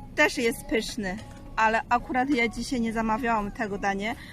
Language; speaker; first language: Polish; non-native, learner; Chinese